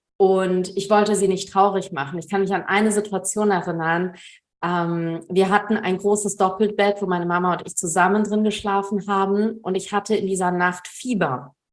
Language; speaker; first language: German; early bilingual, other home language; Tamil